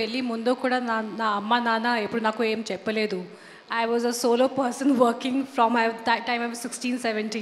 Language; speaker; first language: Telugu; non-native, fluent; Hindi